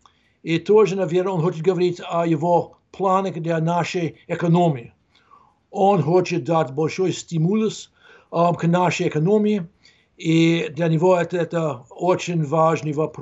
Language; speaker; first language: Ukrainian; non-native, fluent; English